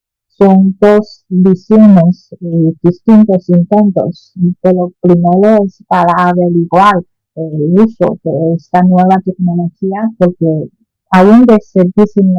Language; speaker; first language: Spanish; non-native, fluent; Chinese